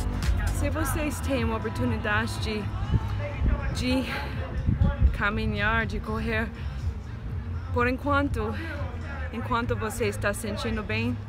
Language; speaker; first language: Portuguese; non-native, fluent; English